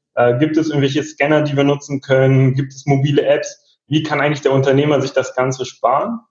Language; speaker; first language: German; native; German